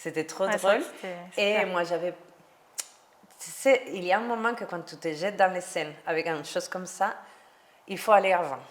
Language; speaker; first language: French; non-native, learner; Spanish